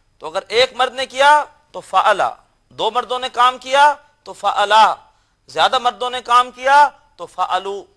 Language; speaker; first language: Urdu; native; Urdu